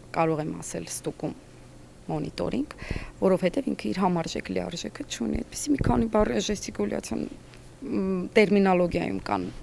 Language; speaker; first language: Armenian; non-native, local second language; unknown